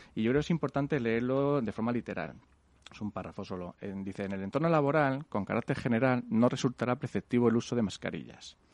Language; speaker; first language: Spanish; native; Spanish